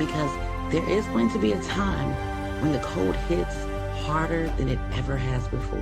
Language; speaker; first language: English; native; English